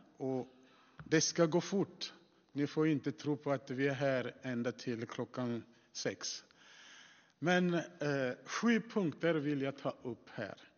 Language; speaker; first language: Swedish; non-native, fluent; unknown